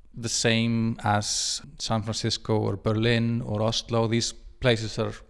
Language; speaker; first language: English; non-native, fluent; Icelandic